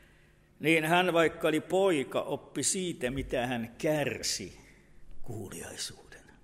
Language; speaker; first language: Finnish; native; Finnish